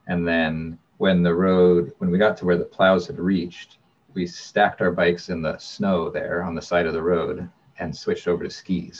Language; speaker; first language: English; native; English